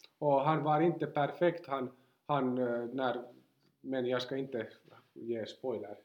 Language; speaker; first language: Swedish; non-native, local second language; Finnish